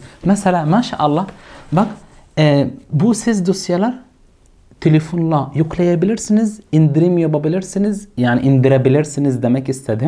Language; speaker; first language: Turkish; non-native, fluent; Arabic